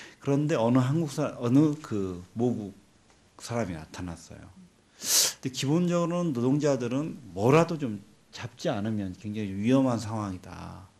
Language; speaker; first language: Korean; native; Korean